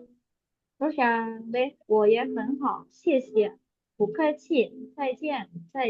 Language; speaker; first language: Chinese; non-native, fluent; Indonesian